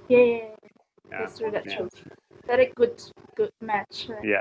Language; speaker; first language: English; non-native, learner; Indonesian